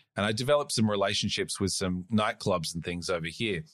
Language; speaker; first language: English; native; English